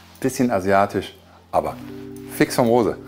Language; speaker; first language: German; native; German